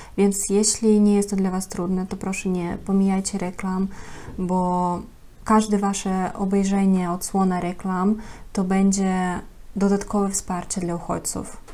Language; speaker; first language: Polish; non-native, fluent; Russian